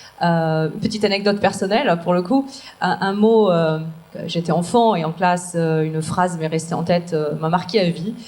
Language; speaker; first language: French; native; French